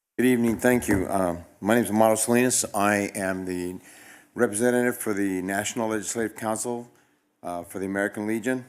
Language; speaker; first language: English; early bilingual, other home language; Spanish